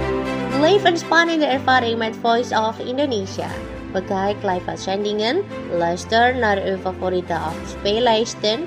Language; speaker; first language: Dutch; non-native, fluent; Indonesian